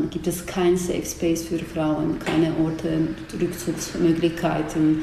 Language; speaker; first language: German; non-native, fluent; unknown